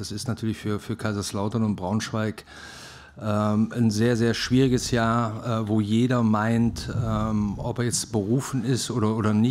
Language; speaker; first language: German; native; German